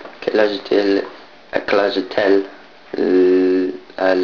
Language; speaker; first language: French; non-native, learner; English